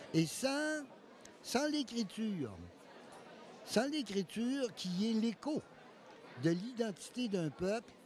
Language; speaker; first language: French; native; French